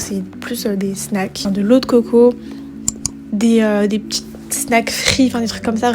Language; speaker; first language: French; non-native, local second language; Malagasy